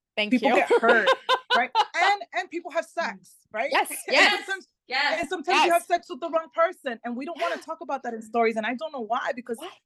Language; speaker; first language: English; early bilingual, other home language; Spanish